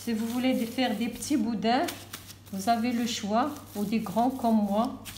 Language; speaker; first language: French; non-native, local second language; Arabic